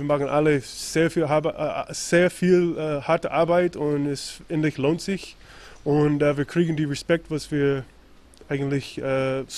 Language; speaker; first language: German; non-native, learner; English